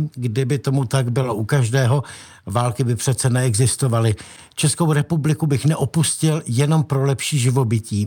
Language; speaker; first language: Czech; native; Czech